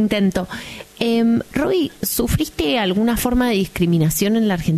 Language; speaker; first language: Spanish; native; Spanish